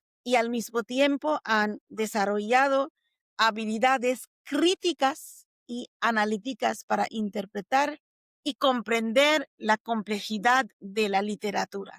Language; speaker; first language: Spanish; non-native, fluent; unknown